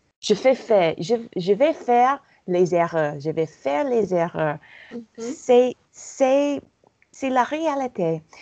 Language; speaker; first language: French; non-native, learner; English